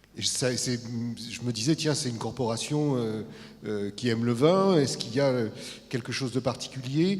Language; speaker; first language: French; native; French